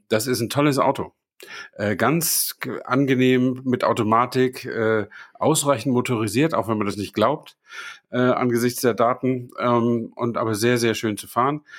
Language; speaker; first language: German; native; German